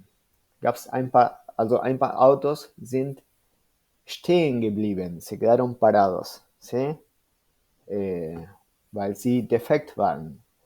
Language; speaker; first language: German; non-native, fluent; Spanish